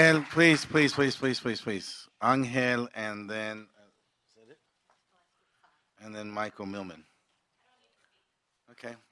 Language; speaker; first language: English; native; English